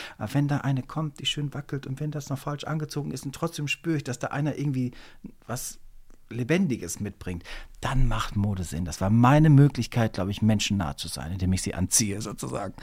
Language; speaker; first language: German; native; German